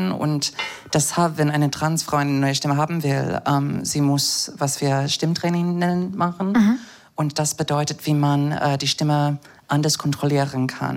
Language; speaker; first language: German; non-native, fluent; English